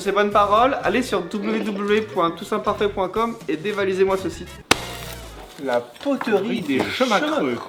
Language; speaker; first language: French; native; French